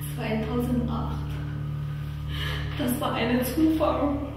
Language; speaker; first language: German; non-native, learner; Chinese